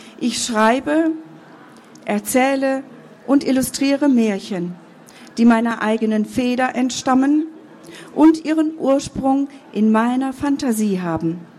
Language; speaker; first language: German; early bilingual, other home language; Kurdish